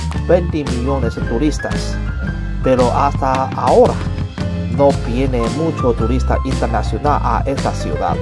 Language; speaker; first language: Spanish; non-native, learner; Chinese